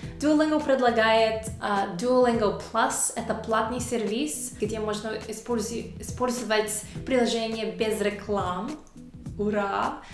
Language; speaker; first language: Russian; non-native, fluent; English